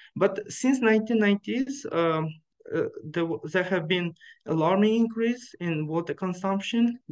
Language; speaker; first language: English; non-native, fluent; Uzbek